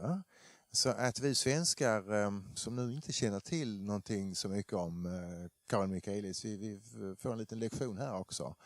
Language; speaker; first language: Swedish; native; Swedish